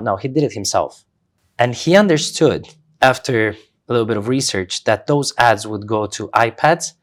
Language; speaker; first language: English; non-native, fluent; Romanian